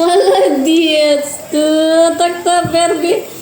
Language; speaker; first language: Russian; non-native, learner; Filipino